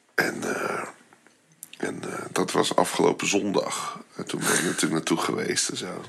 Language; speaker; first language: Dutch; native; Dutch